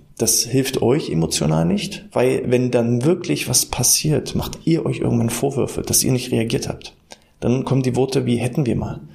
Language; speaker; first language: German; native; German